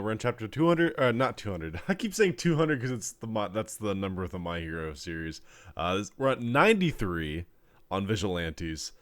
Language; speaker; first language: English; native; English